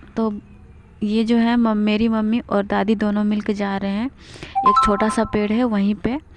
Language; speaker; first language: Hindi; non-native, local second language; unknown